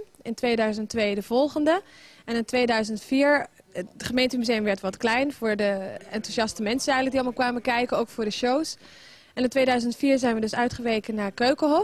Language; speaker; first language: Dutch; native; Dutch